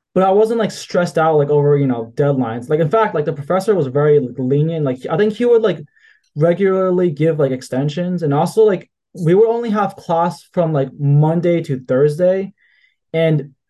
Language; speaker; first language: English; native; English